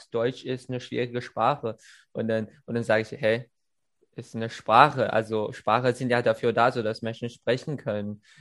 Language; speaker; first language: German; non-native, fluent; Chinese